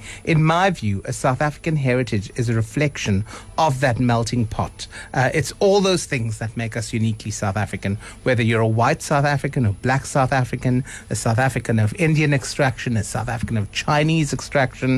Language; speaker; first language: English; native; English